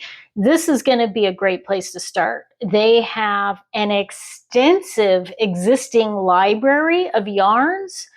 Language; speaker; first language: English; native; English